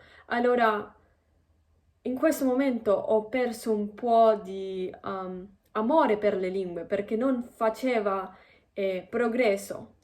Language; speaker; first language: Italian; non-native, fluent; Spanish